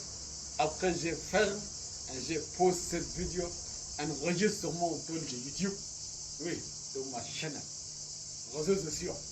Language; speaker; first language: French; non-native, learner; Arabic